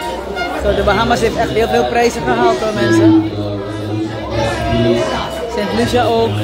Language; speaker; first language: Dutch; native; Dutch